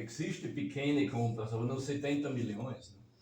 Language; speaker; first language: Portuguese; non-native, learner; German